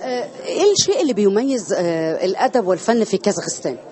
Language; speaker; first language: Arabic; native; Arabic